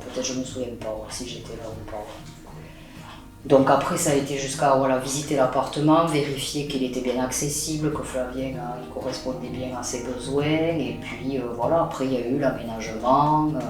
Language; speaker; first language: French; native; French